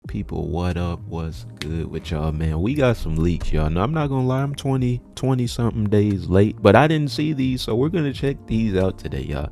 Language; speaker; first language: English; native; English